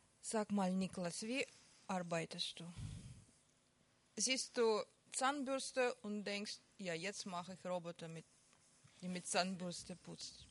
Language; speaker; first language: German; non-native, fluent; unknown